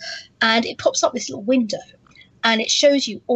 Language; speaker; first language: English; native; English